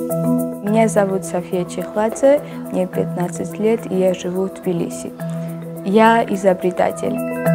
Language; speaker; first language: Russian; non-native, local second language; Georgian